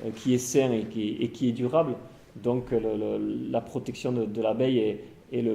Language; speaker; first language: French; native; French